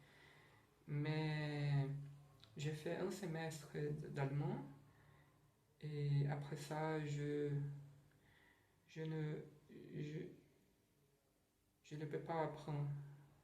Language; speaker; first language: French; non-native, learner; Portuguese